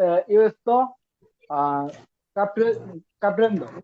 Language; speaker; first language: Italian; non-native, learner; Bangla